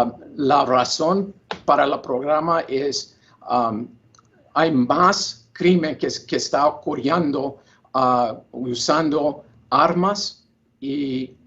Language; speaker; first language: Spanish; non-native, learner; English